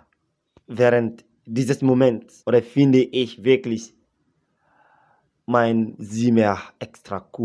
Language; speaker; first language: German; non-native, learner; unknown